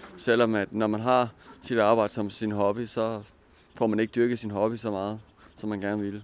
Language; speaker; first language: Danish; native; Danish